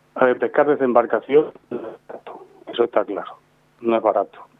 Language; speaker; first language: Spanish; native; Spanish